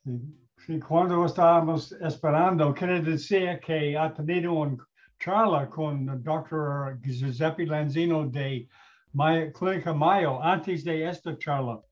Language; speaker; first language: Spanish; non-native, learner; English